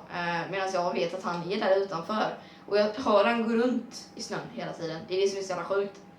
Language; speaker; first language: Swedish; native; Swedish